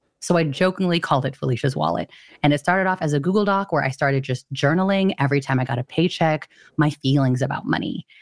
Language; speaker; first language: English; early bilingual, other home language; Filipino